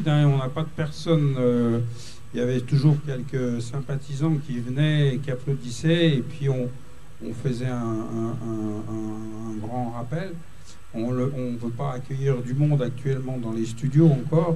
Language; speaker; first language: French; native; French